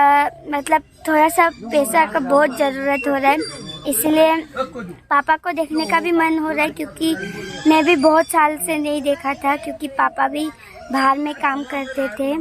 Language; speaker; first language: Hindi; non-native, local second language; Mising